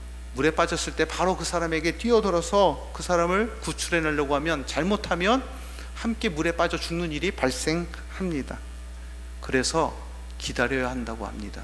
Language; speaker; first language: Korean; native; Korean